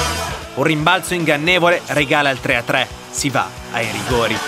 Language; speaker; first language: Italian; native; Italian